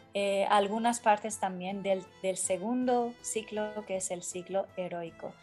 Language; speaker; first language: Spanish; non-native, fluent; Persian